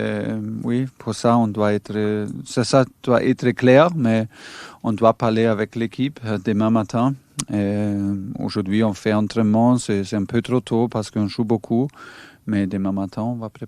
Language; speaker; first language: French; non-native, fluent; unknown